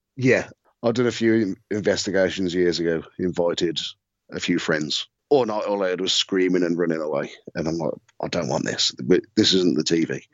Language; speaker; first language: English; native; English